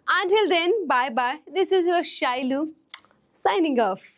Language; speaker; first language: English; non-native, local second language; Telugu